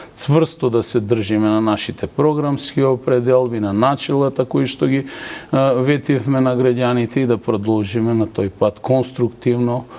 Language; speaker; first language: Macedonian; native; Macedonian